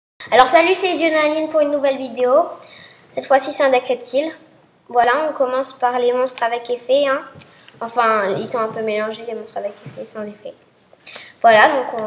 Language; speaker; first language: French; native; French